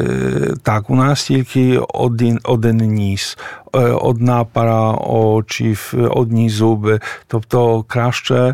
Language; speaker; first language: Ukrainian; non-native, fluent; Polish